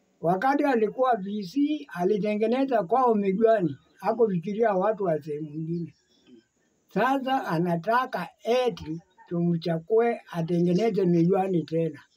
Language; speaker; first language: Swahili; non-native, local second language; Kamba